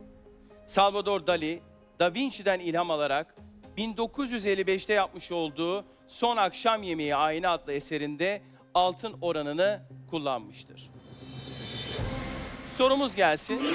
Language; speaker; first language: Turkish; native; Turkish